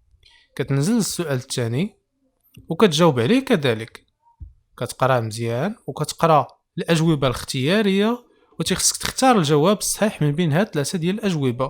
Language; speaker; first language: Arabic; native; Arabic